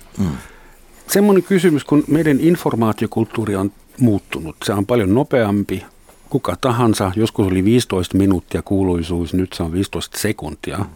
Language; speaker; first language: Finnish; non-native, fluent; German